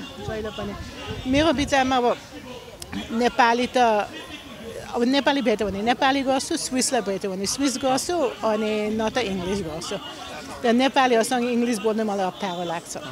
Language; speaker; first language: Nepali; early bilingual, other home language; German